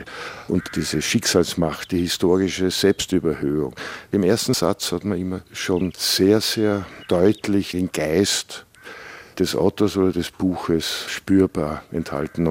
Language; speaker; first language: German; native; German